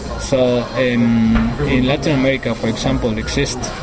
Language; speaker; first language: English; non-native, learner; Spanish